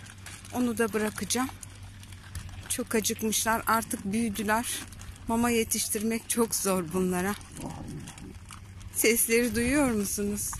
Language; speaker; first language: Turkish; native; Turkish